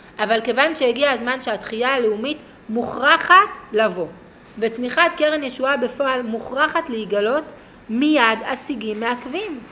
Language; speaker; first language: Hebrew; native; Hebrew